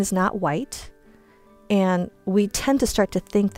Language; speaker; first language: English; early bilingual, other home language; Chinese